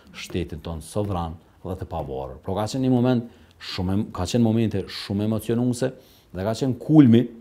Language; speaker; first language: Albanian; native; Albanian